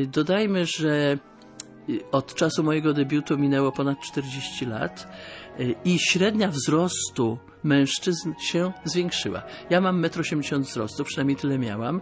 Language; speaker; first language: Polish; native; Polish